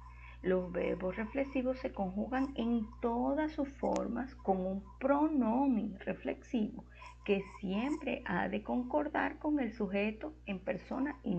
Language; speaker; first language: Spanish; non-native, fluent; Portuguese